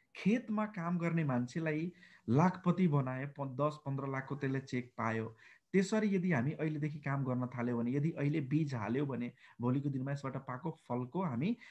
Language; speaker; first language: Nepali; non-native, local second language; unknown